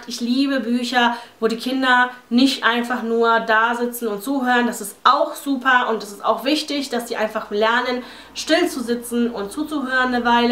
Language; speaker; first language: German; native; German